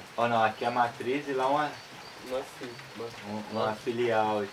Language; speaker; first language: Portuguese; native; Portuguese